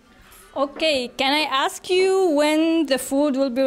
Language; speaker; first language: English; non-native, fluent; Arabic